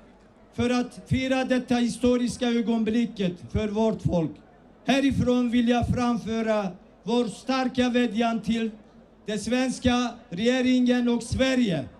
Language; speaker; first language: Swedish; early bilingual, other home language; Kurdish